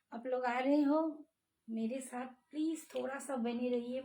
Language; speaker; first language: Hindi; non-native, local second language; Bangla